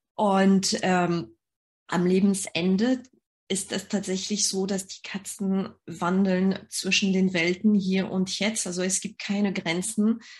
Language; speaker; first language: German; non-native, fluent; French